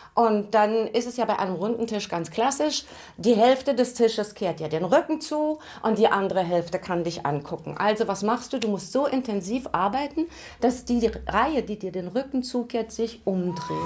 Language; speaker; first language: German; native; German